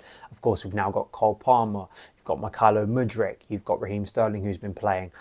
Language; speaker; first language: English; native; English